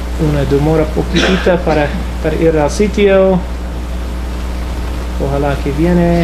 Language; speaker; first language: Spanish; non-native, fluent; English